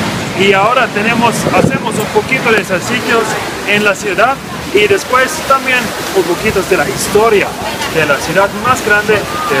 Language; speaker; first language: Spanish; non-native, learner; English